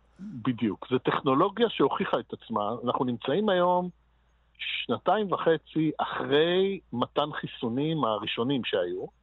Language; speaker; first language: Hebrew; native; Hebrew